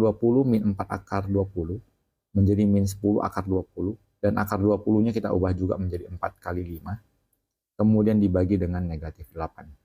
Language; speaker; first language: Indonesian; native; Indonesian